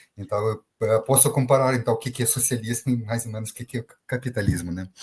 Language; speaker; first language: Portuguese; non-native, fluent; Ukrainian